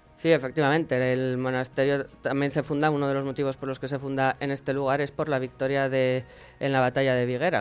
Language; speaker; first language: Spanish; native; Spanish